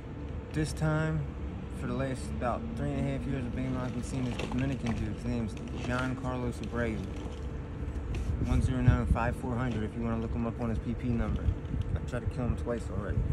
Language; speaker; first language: English; native; English